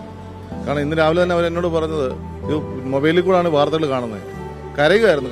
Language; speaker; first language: Malayalam; native; Malayalam